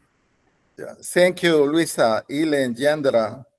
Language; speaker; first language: English; non-native, learner; Spanish